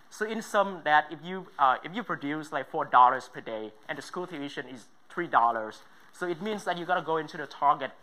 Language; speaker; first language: English; non-native, fluent; Vietnamese